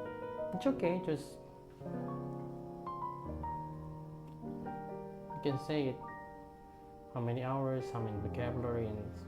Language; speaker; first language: English; non-native, fluent; Korean